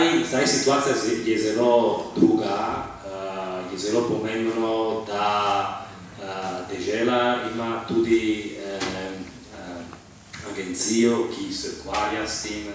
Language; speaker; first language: Slovenian; non-native, fluent; Italian